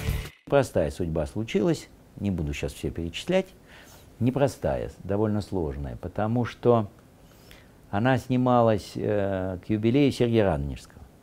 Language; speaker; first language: Russian; native; Russian